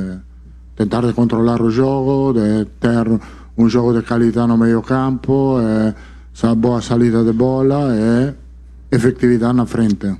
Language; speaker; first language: Portuguese; non-native, fluent; Italian